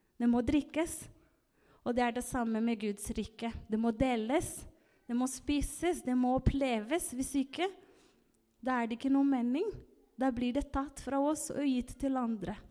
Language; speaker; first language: Norwegian; non-native, fluent; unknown